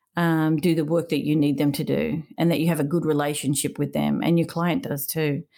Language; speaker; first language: English; native; English